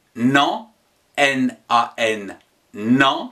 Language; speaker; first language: French; native; French